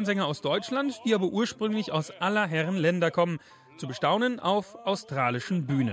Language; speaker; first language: German; native; German